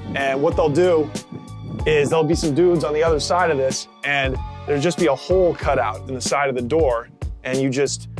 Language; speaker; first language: English; native; English